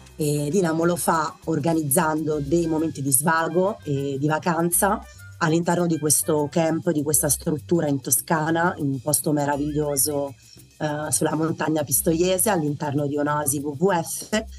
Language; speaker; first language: Italian; native; Italian